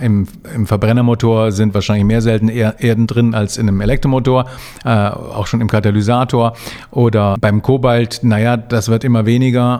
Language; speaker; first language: German; native; German